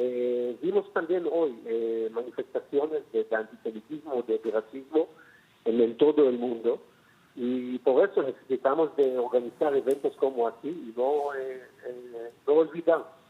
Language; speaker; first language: Spanish; non-native, fluent; Hebrew